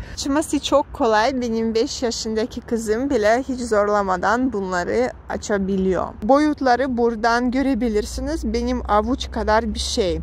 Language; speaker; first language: Turkish; non-native, fluent; Russian